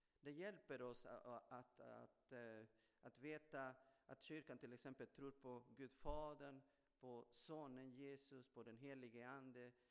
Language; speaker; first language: Swedish; non-native, fluent; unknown